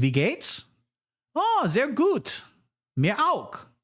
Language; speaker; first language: German; non-native, learner; English